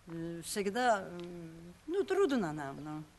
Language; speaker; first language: Russian; non-native, local second language; Georgian